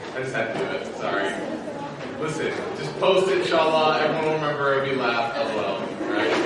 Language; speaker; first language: English; native; English